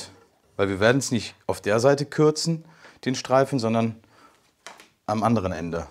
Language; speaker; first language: German; native; German